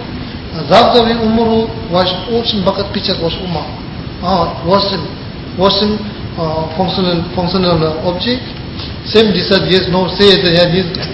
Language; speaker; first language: Russian; non-native, learner; Tibetan